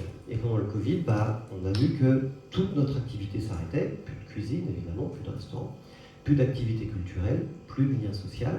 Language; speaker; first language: French; native; French